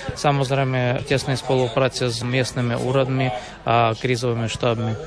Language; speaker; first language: Slovak; non-native, fluent; Ukrainian